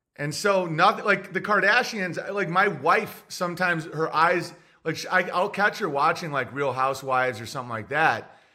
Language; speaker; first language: English; native; English